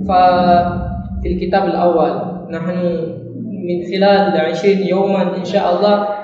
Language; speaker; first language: Arabic; non-native, fluent; Indonesian